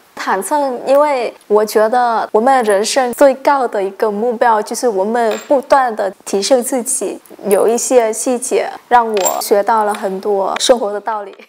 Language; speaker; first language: Chinese; non-native, fluent; Vietnamese